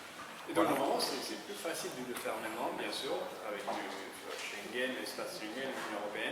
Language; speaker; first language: French; non-native, fluent; Spanish